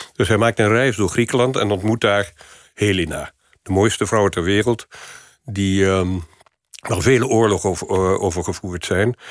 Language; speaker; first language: Dutch; native; Dutch